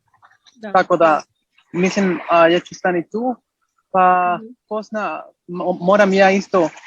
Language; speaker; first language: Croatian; early bilingual, heritage; Spanish